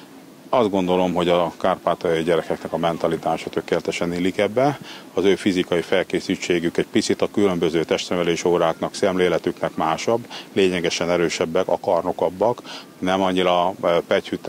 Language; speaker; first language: Hungarian; native; Hungarian